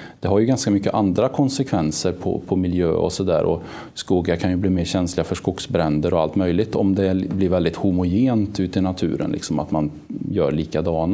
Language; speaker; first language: Swedish; native; Swedish